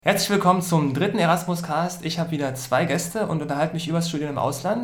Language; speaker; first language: German; native; German